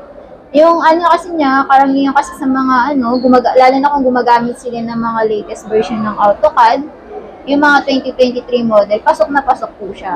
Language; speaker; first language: Filipino; native; Filipino